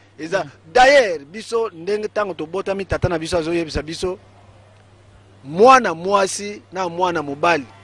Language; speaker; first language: Lingala; non-native, local second language; Kongo